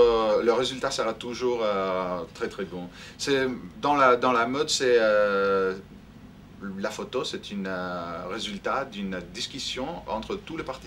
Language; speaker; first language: French; non-native, fluent; Greek